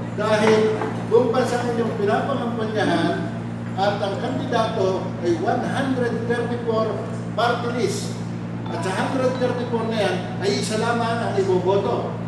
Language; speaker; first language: Filipino; native; Filipino